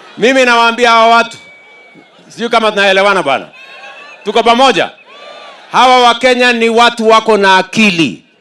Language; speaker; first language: Swahili; non-native, local second language; Kalenjin